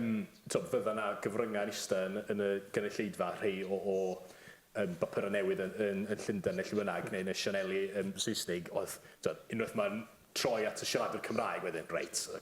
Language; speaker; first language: Welsh; native; Welsh